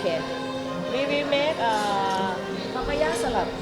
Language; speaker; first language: English; non-native, learner; Thai